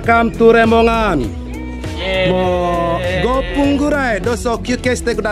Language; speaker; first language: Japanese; non-native, learner; Indonesian